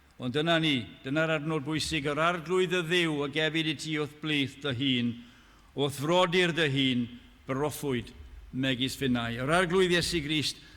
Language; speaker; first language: Welsh; native; Welsh